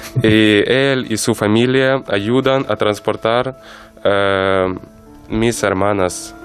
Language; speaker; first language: Spanish; non-native, learner; Ukrainian